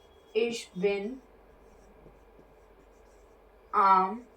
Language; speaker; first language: German; non-native, fluent; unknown